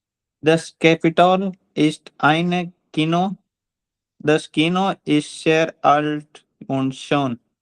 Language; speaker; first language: German; non-native, learner; Hindi